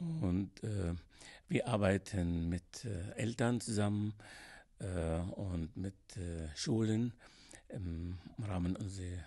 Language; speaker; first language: German; non-native, learner; Arabic